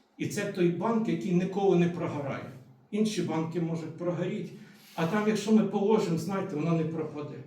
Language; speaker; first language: Ukrainian; non-native, local second language; Russian